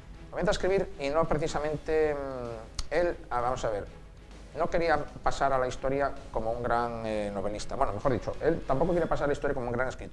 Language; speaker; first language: Spanish; native; Spanish